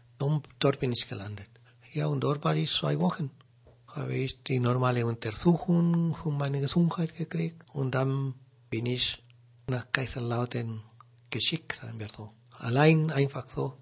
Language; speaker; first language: German; non-native, learner; Spanish